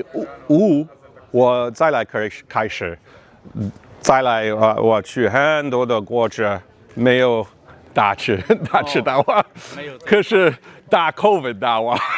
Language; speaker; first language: Chinese; non-native, learner; English